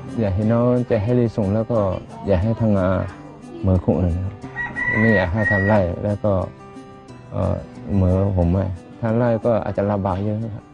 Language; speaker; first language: Thai; non-native, local second language; Akha